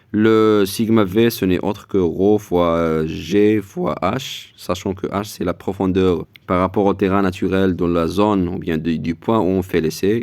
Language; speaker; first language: French; non-native, local second language; Arabic